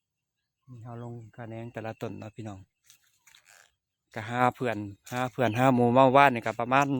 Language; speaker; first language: Thai; non-native, local second language; Northeastern Thai